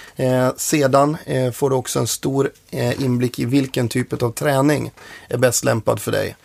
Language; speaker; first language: Swedish; native; Swedish